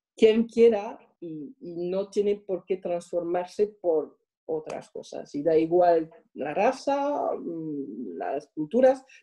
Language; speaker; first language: Spanish; non-native, fluent; French